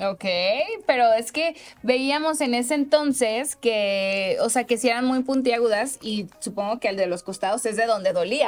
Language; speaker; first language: Spanish; native; Spanish